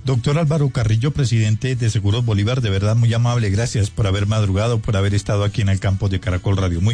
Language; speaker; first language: Spanish; native; Spanish